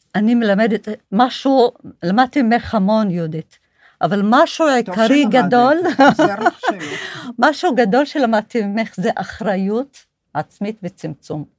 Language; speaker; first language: Hebrew; non-native, local second language; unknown